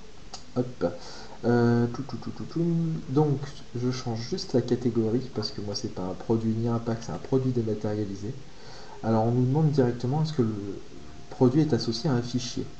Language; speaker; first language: French; native; French